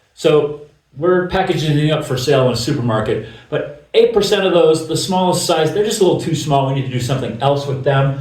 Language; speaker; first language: English; native; English